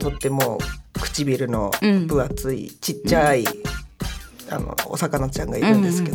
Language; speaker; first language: Japanese; native; Japanese